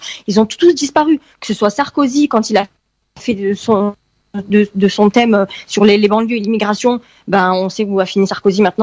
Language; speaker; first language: French; early bilingual, heritage; French